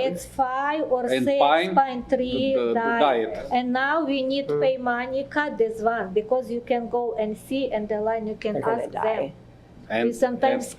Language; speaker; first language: English; non-native, learner; Ukrainian